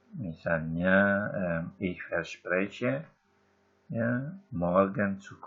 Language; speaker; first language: German; non-native, fluent; Indonesian